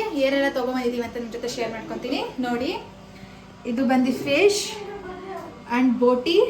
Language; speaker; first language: Kannada; native; Kannada